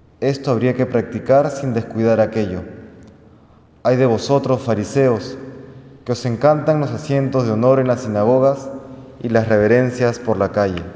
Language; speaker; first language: Spanish; native; Spanish